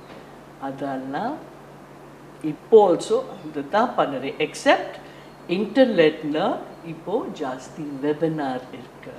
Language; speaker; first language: Tamil; non-native, learner; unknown